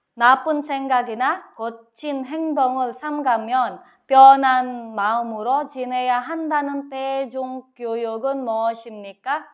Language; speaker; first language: Korean; non-native, fluent; Filipino